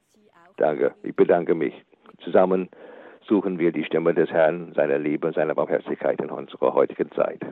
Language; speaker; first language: German; non-native, fluent; English